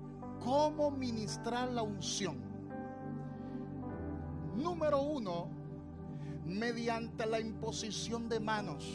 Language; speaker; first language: Spanish; native; Spanish